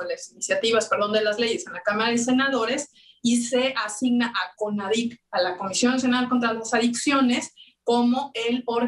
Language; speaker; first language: Spanish; native; Spanish